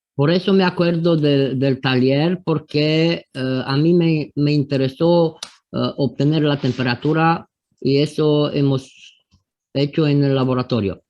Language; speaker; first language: Spanish; non-native, fluent; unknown